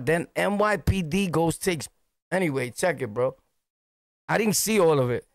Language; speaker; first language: English; early bilingual, other home language; Spanish